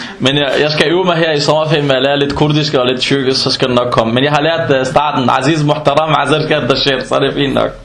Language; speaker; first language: Danish; non-native, fluent; Arabic